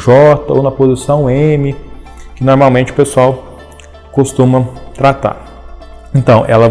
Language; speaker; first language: Portuguese; native; Portuguese